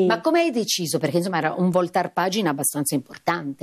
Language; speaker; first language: Italian; native; Italian